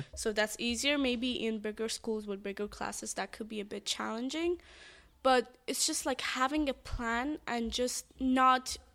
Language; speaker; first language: English; non-native, fluent; Persian